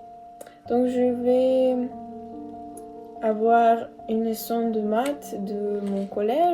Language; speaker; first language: French; non-native, learner; Russian